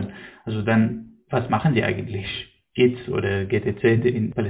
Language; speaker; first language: German; non-native, fluent; Hebrew